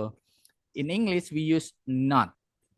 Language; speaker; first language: English; non-native, fluent; Indonesian